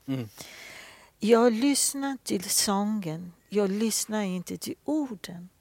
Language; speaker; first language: Swedish; non-native, fluent; Portuguese